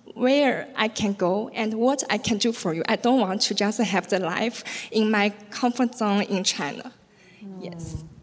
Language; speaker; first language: English; non-native, learner; Chinese